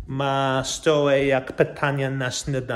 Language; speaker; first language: Polish; non-native, learner; English